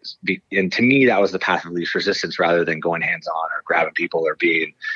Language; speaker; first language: English; native; English